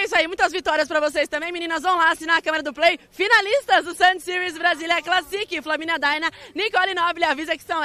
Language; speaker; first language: Portuguese; native; Portuguese